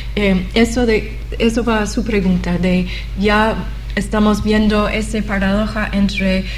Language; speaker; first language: Spanish; non-native, fluent; English